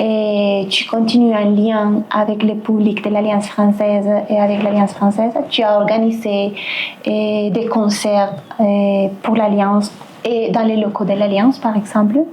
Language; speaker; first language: French; non-native, fluent; Spanish